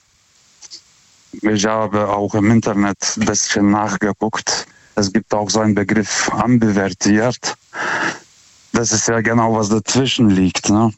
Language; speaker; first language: German; non-native, fluent; Lithuanian